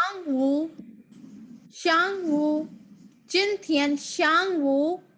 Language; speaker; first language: Chinese; non-native, fluent; Hindi